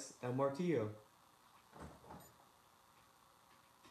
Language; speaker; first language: Spanish; non-native, learner; English